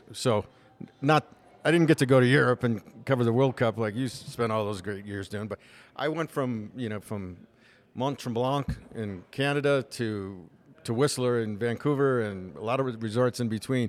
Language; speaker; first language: English; native; English